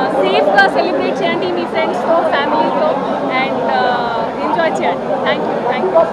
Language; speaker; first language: Telugu; non-native, learner; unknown